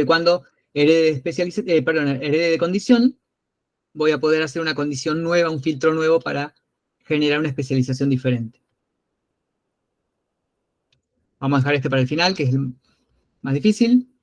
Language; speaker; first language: Spanish; native; Spanish